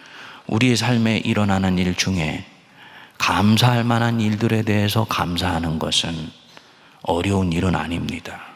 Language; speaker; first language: Korean; native; Korean